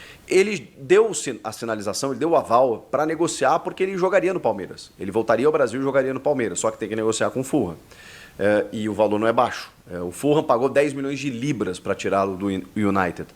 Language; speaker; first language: Portuguese; native; Portuguese